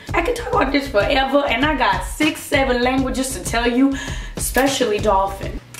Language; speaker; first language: English; early bilingual, other home language; Portuguese